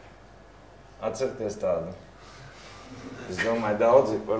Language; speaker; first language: Latvian; native; Latvian